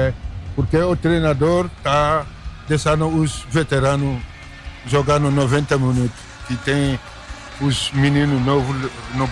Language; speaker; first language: Portuguese; non-native, fluent; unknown